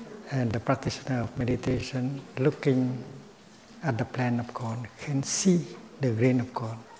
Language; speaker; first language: English; non-native, fluent; Vietnamese